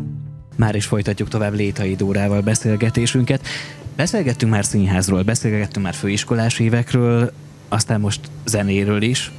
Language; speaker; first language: Hungarian; native; Hungarian